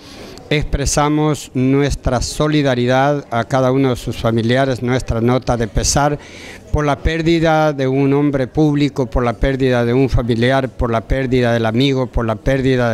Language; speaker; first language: Spanish; native; Spanish